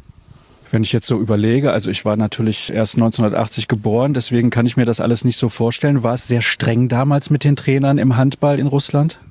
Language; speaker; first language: German; native; German